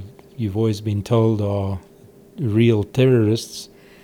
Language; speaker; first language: English; native; English